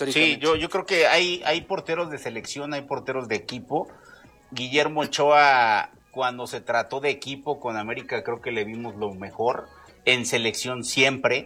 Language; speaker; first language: Spanish; native; Spanish